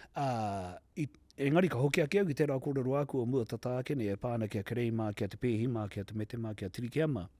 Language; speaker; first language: Māori; native; Māori